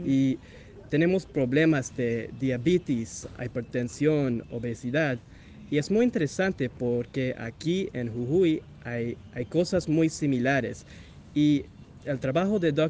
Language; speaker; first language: Spanish; non-native, learner; English